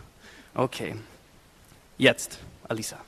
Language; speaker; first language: German; non-native, learner; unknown